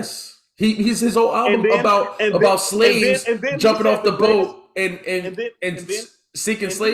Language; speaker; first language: English; native; English